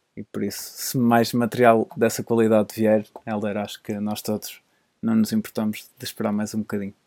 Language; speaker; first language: Portuguese; native; Portuguese